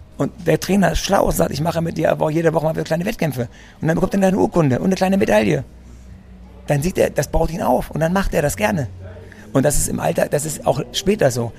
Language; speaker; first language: German; early bilingual, other home language; Greek